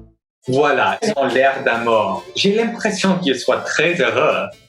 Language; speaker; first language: French; non-native, learner; English